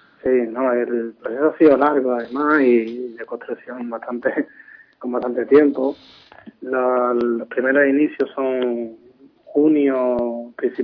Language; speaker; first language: Spanish; native; Spanish